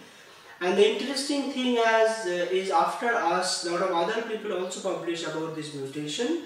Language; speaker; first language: English; non-native, local second language; Bangla